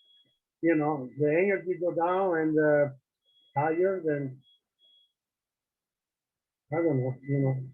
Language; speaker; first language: English; non-native, learner; Italian